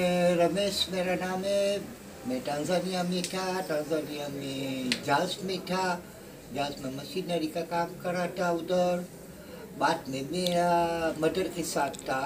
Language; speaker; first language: Hindi; early bilingual, heritage; Hindi